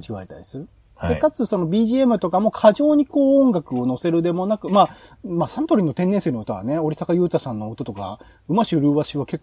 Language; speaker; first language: Japanese; native; Japanese